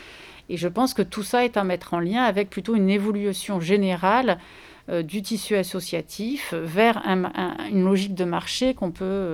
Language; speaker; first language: French; native; French